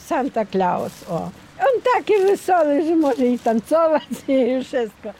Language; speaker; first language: Polish; non-native, local second language; Ukrainian